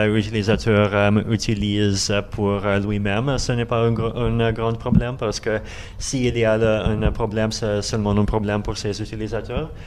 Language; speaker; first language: French; non-native, learner; Russian